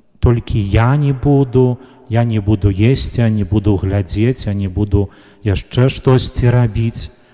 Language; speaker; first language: Belarusian; native; Belarusian